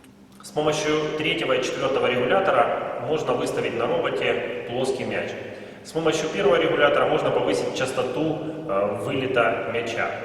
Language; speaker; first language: Russian; native; Russian